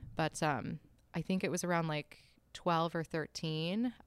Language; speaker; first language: English; native; English